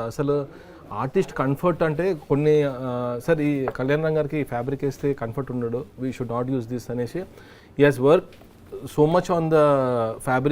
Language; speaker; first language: Telugu; native; Telugu